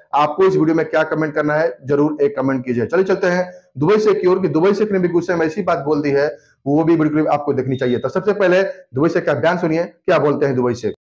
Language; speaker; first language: Hindi; native; Hindi